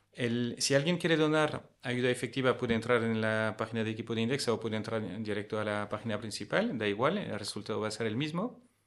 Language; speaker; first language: Spanish; non-native, fluent; French